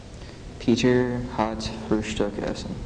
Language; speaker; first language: German; non-native, learner; English